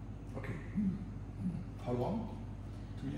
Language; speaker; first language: English; non-native, learner; German